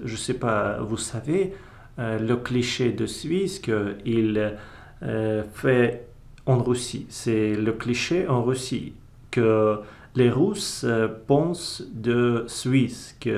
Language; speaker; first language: French; non-native, learner; Russian